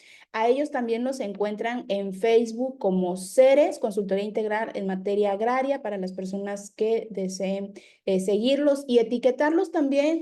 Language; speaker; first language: Spanish; native; Spanish